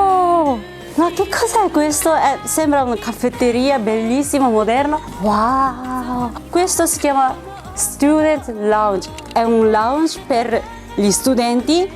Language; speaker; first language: Italian; non-native, fluent; Japanese